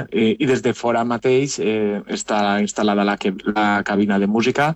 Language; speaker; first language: Catalan; native; Catalan